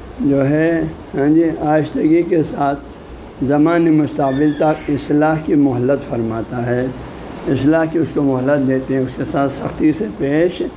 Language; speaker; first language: Urdu; non-native, local second language; Balti